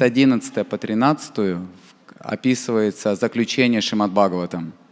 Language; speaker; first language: Russian; native; Russian